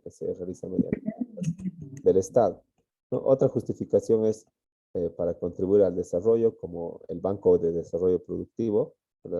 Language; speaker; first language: Spanish; native; Spanish